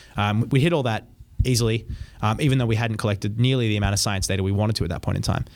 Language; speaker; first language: English; native; English